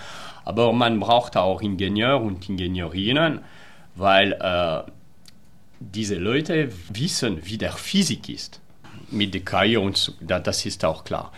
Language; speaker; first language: German; non-native, local second language; French